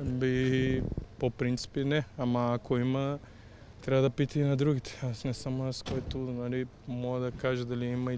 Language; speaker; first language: Bulgarian; non-native, fluent; Portuguese